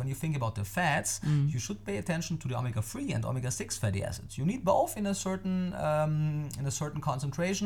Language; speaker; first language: English; non-native, fluent; German